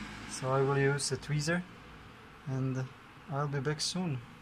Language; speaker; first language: English; non-native, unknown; Czech